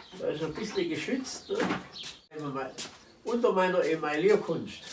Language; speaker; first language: German; native; German